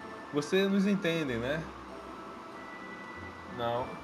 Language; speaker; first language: Portuguese; native; Portuguese